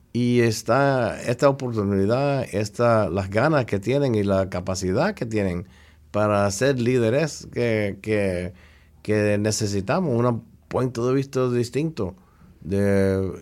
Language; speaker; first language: Spanish; early bilingual, heritage; Spanish